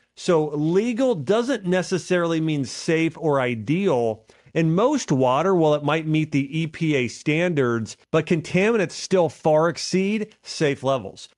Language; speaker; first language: English; native; English